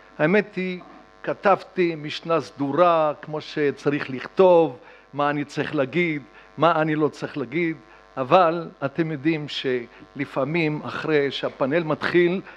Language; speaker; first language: Hebrew; native; Hebrew